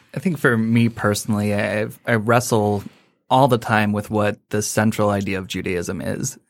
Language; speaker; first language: English; native; English